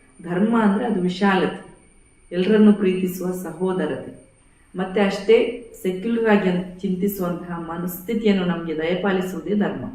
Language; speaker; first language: Kannada; non-native, local second language; Badaga